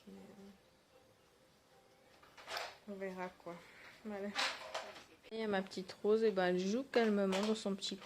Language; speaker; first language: French; native; French